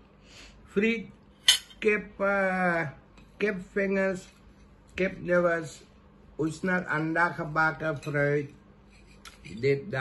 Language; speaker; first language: Dutch; non-native, local second language; Caribbean Hindustani